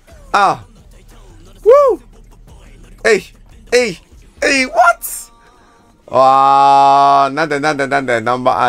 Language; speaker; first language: Japanese; non-native, learner; English